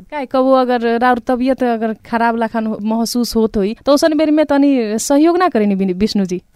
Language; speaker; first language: Bhojpuri; native; Bhojpuri